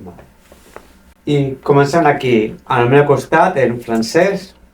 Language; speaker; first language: Catalan; non-native, local second language; Spanish